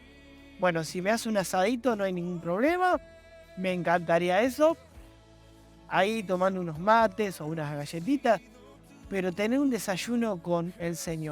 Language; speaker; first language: Spanish; native; Spanish